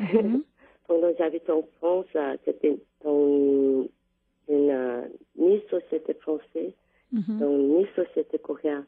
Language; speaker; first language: French; non-native, learner; Korean